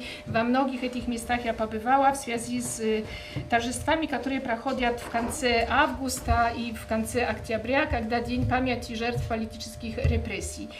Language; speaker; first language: Russian; non-native, fluent; Polish